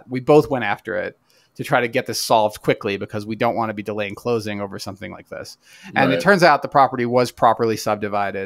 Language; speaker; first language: English; native; English